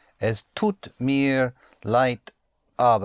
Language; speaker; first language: German; non-native, learner; English